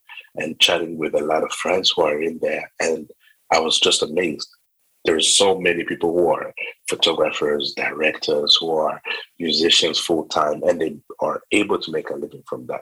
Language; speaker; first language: English; non-native, local second language; Kinyarwanda